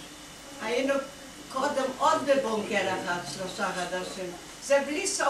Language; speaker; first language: Hebrew; non-native, fluent; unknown